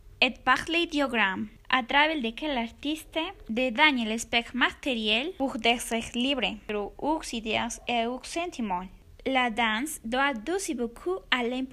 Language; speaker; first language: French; non-native, learner; Spanish